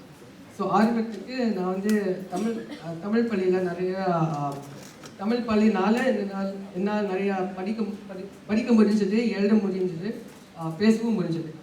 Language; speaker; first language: Tamil; early bilingual, heritage; Tamil